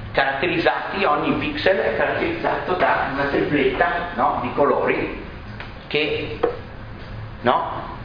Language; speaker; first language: Italian; native; Italian